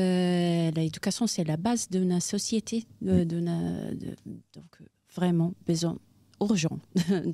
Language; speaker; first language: French; non-native, fluent; Portuguese